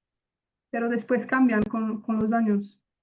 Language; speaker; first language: Spanish; non-native, fluent; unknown